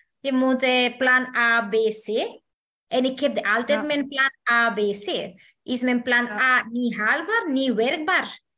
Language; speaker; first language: Dutch; non-native, fluent; Spanish